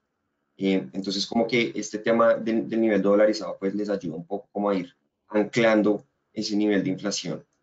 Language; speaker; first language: Spanish; native; Spanish